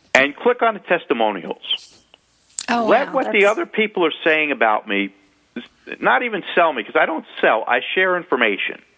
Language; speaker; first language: English; native; English